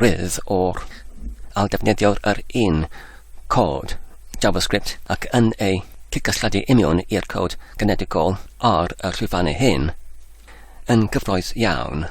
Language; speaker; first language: Welsh; non-native, learner; English